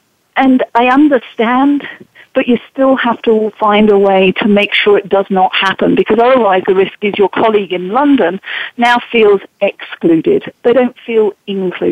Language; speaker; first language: English; native; English